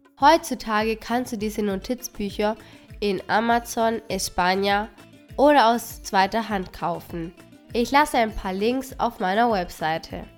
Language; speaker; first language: German; non-native, fluent; Spanish